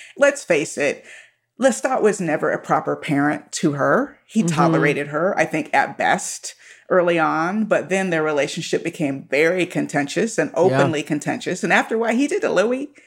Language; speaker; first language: English; native; English